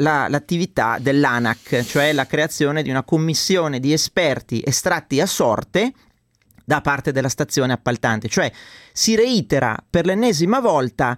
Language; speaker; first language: Italian; native; Italian